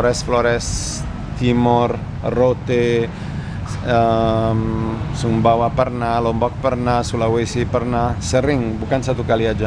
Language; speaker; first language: Indonesian; non-native, learner; Italian